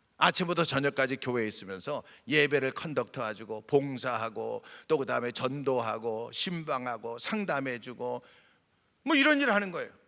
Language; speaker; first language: Korean; native; Korean